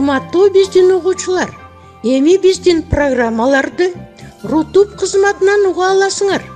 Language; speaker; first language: Kyrgyz; native; Kyrgyz